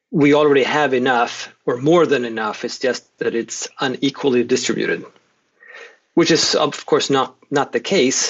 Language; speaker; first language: English; non-native, fluent; Swedish